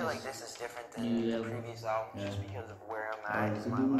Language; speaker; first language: English; native; English